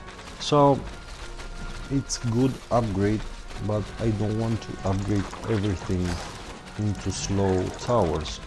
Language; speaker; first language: English; non-native, fluent; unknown